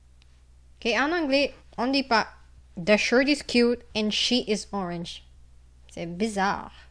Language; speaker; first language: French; non-native, fluent; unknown